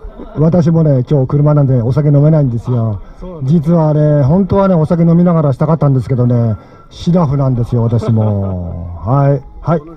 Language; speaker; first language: Japanese; native; Japanese